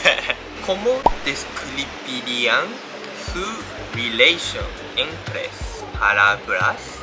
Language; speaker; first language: Spanish; non-native, learner; Japanese